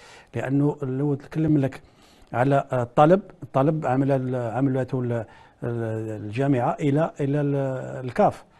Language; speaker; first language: Arabic; native; Arabic